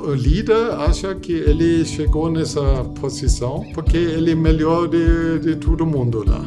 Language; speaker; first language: Portuguese; non-native, fluent; German